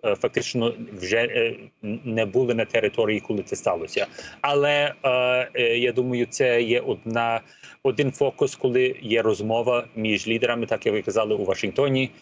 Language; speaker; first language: Ukrainian; early bilingual, heritage; Ukrainian